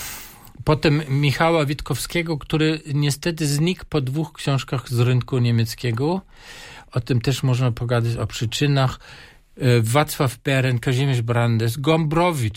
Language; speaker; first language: Polish; non-native, fluent; German